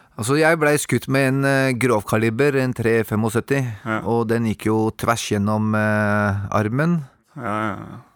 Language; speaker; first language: Norwegian; native; Norwegian